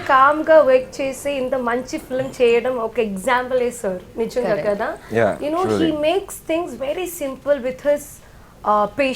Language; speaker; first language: Telugu; non-native, learner; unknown